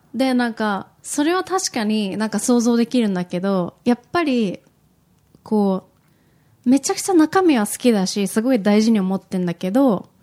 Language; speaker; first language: Japanese; native; Japanese